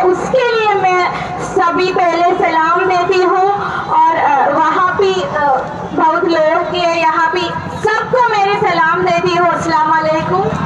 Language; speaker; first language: Hindi; non-native, local second language; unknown